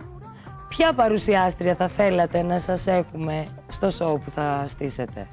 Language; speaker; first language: Greek; native; Greek